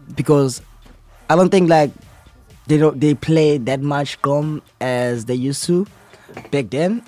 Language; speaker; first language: English; non-native, local second language; Zulu